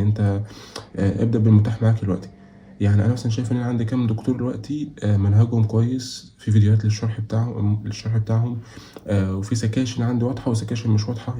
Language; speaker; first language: Arabic; native; Arabic